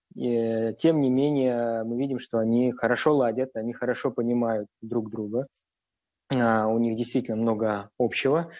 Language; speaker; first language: Russian; native; Russian